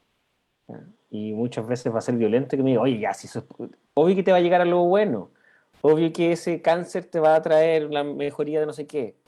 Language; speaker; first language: Spanish; native; Spanish